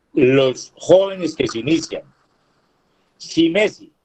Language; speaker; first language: Spanish; native; Spanish